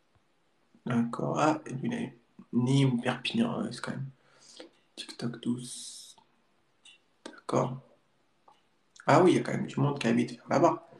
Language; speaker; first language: French; native; French